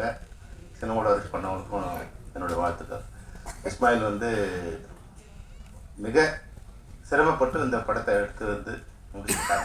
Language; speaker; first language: Tamil; native; Tamil